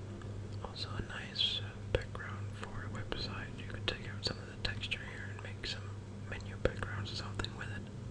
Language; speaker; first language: English; non-native, fluent; Danish